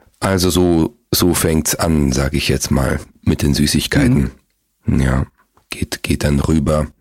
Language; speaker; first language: German; early bilingual, other home language; Russian